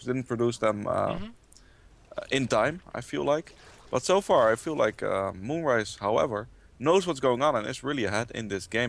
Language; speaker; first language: English; non-native, fluent; Dutch